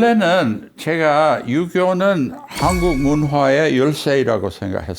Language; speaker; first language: Korean; non-native, fluent; English